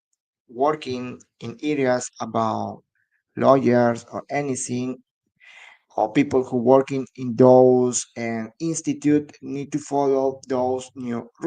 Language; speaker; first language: English; non-native, learner; Spanish